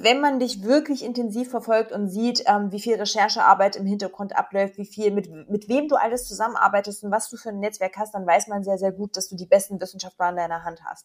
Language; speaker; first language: German; native; German